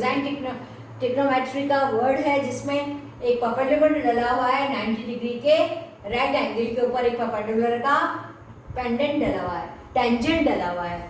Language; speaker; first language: Hindi; native; Hindi